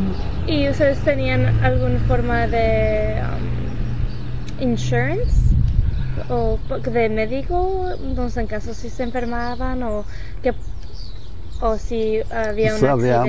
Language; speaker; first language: Spanish; early bilingual, heritage; Spanish